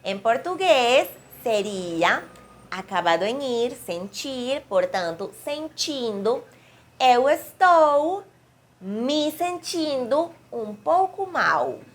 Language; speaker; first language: Portuguese; non-native, fluent; Spanish